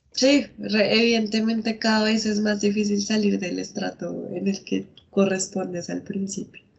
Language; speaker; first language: Spanish; native; Spanish